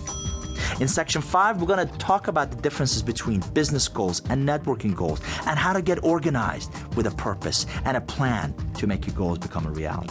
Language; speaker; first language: English; non-native, fluent; Persian